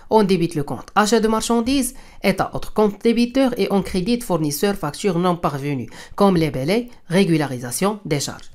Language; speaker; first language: French; non-native, local second language; Arabic